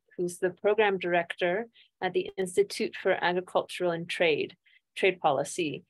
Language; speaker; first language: English; native; English